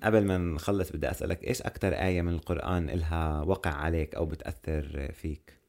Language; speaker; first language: Arabic; native; Arabic